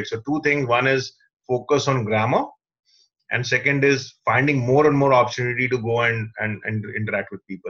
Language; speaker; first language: English; non-native, local second language; Hindi